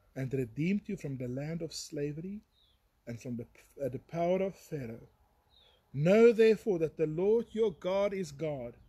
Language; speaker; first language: English; non-native, local second language; Afrikaans